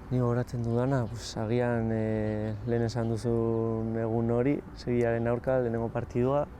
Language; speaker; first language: Basque; non-native, local second language; Spanish